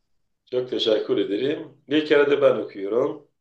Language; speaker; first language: Turkish; non-native, fluent; Persian